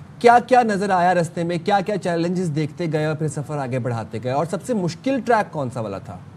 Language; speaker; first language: Urdu; native; Urdu